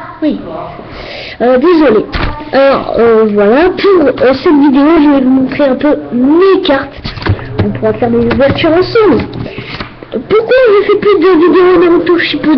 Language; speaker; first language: French; native; French